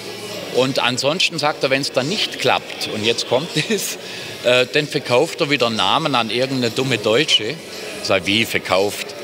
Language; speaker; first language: German; native; German